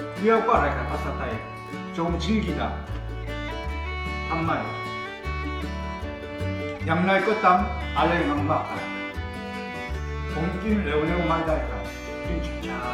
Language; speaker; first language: Thai; non-native, learner; Korean